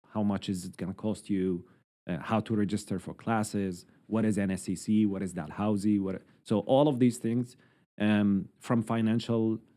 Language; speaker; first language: English; non-native, fluent; Arabic